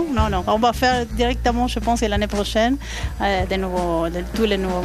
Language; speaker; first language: French; non-native, fluent; Spanish